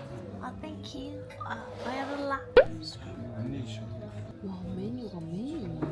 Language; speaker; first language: Korean; non-native, learner; Mongolian